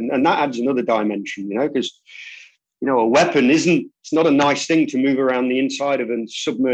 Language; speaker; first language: English; native; English